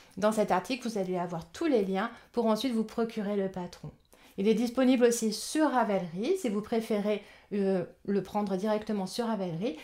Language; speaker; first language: French; native; French